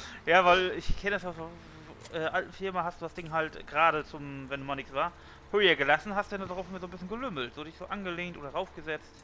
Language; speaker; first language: German; native; German